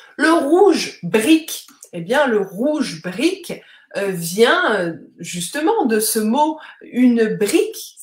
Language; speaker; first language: French; native; French